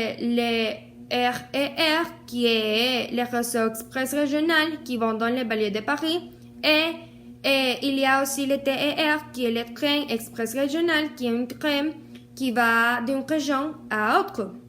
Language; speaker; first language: French; non-native, learner; Spanish